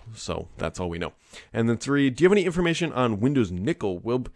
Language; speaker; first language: English; native; English